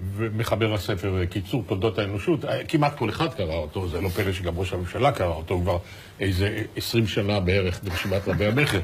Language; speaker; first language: Hebrew; native; Hebrew